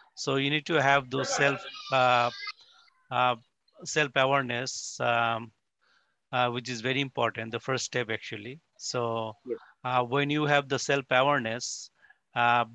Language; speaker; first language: English; non-native, local second language; Bangla